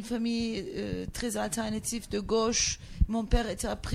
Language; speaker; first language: French; non-native, fluent; Turkish